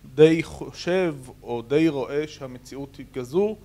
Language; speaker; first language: Hebrew; native; Hebrew